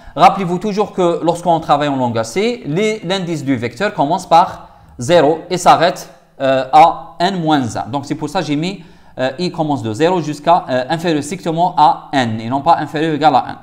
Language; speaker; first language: French; non-native, local second language; Arabic